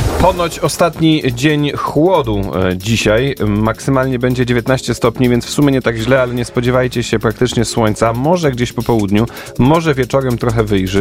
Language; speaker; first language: Polish; native; Polish